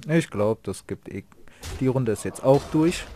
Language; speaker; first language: German; native; German